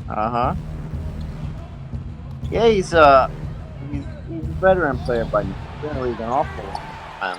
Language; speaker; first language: English; native; English